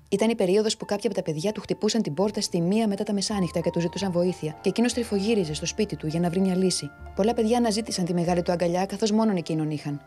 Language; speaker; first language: Greek; native; Greek